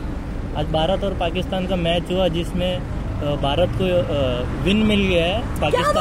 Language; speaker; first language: Hindi; native; Hindi